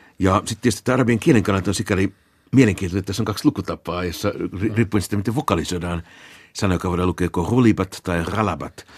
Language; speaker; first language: Finnish; native; Finnish